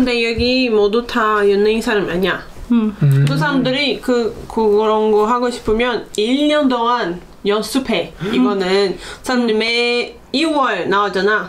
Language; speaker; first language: Korean; non-native, learner; Portuguese